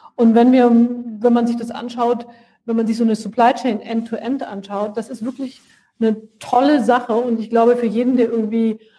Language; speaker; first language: German; native; German